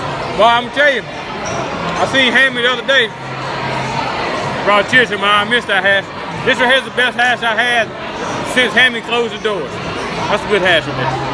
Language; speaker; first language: English; native; English